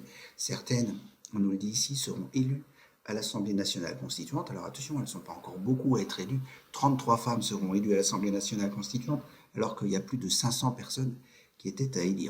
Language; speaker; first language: French; native; French